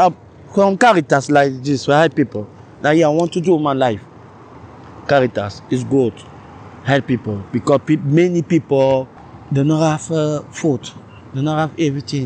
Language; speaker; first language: English; non-native, learner; French